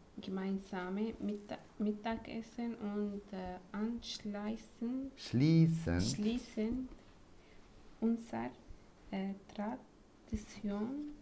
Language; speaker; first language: German; non-native, learner; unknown